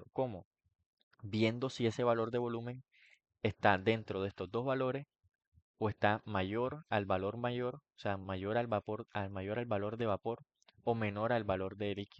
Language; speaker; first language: Spanish; native; Spanish